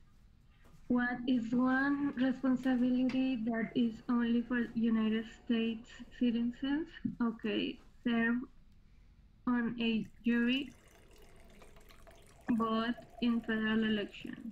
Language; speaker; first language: English; non-native, learner; Spanish